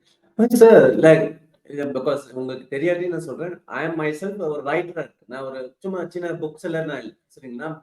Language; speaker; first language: Tamil; early bilingual, heritage; Tamil